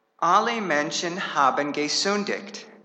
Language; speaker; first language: German; non-native, fluent; English